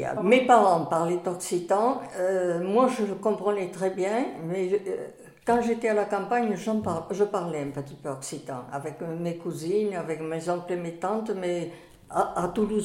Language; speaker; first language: French; native; French